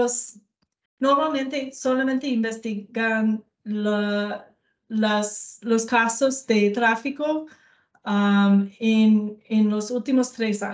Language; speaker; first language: Spanish; non-native, learner; English